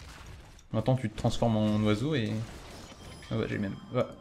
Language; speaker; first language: French; native; French